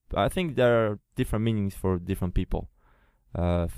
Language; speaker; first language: English; non-native, fluent; Portuguese